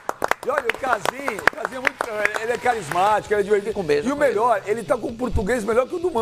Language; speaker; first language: Portuguese; native; Portuguese